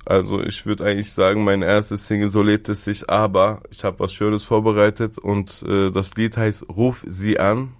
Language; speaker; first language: German; early bilingual, other home language; Turkish